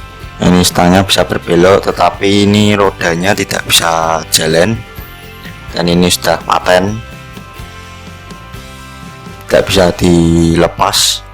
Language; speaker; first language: Indonesian; native; Indonesian